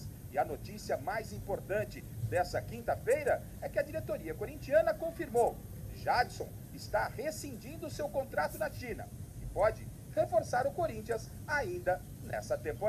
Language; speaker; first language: Portuguese; native; Portuguese